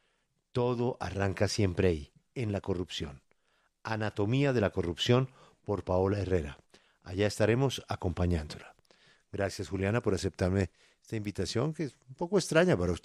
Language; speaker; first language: Spanish; native; Spanish